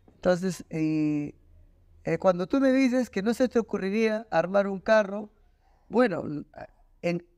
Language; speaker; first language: Spanish; native; Spanish